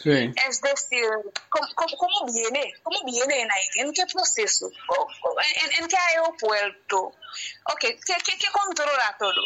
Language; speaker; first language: Spanish; non-native, learner; Haitian Creole